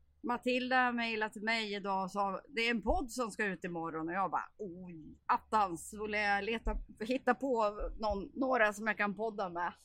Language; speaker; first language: Swedish; native; Swedish